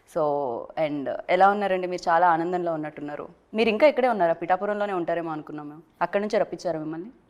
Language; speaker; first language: Telugu; native; Telugu